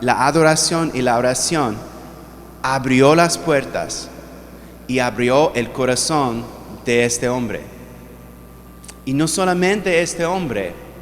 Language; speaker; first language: Spanish; non-native, fluent; English